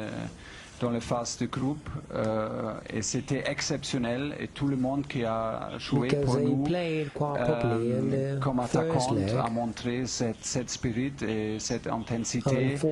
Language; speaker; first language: French; non-native, fluent; German